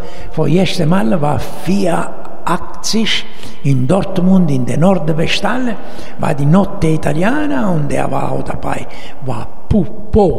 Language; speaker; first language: German; non-native, learner; Italian